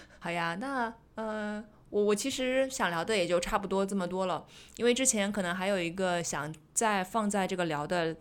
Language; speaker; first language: Chinese; native; Chinese